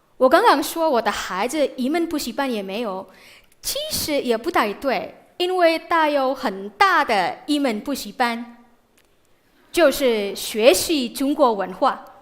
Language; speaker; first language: Chinese; non-native, fluent; Indonesian